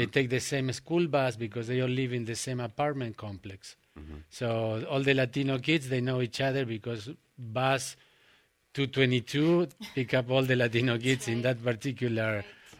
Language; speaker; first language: English; non-native, fluent; Spanish